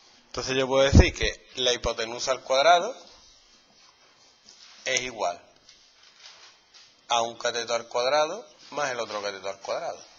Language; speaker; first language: Spanish; native; Spanish